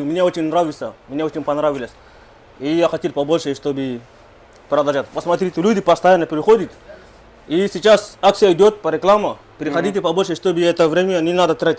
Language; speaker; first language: Russian; non-native, learner; Kyrgyz